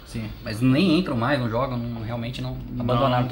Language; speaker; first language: Portuguese; native; Portuguese